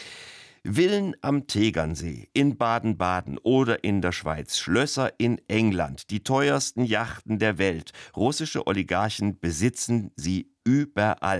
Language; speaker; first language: German; native; German